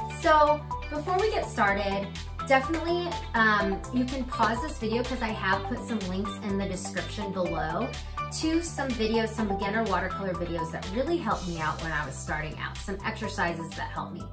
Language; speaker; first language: English; native; English